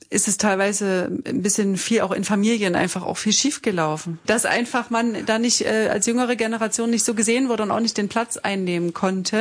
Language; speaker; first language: German; native; German